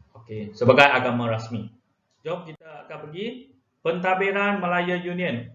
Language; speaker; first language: Malay; non-native, local second language; Chinese